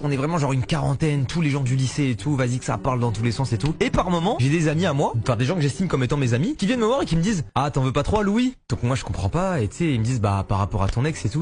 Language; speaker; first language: French; native; French